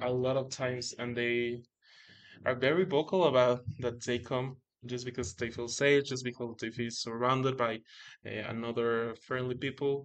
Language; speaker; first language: English; non-native, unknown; Spanish